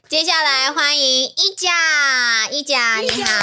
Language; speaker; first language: Chinese; native; Chinese